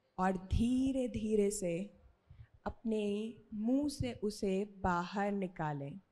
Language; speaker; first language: Hindi; native; Hindi